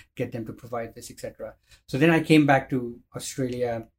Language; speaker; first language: English; non-native, fluent; Arabic